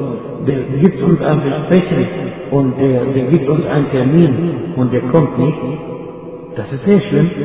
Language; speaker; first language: German; non-native, fluent; Arabic